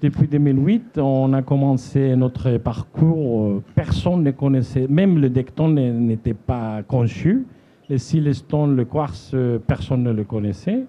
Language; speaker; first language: French; non-native, fluent; Spanish